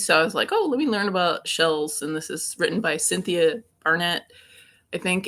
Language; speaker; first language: English; native; English